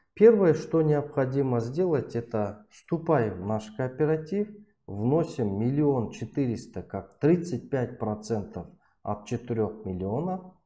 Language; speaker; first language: Russian; non-native, local second language; Kyrgyz